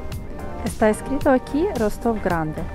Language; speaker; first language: Spanish; non-native, fluent; Russian